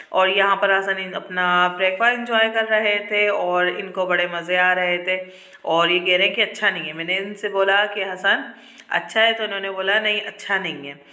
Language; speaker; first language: Urdu; native; Urdu